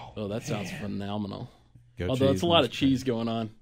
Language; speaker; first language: English; native; English